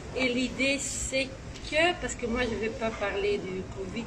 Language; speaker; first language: French; non-native, fluent; Dutch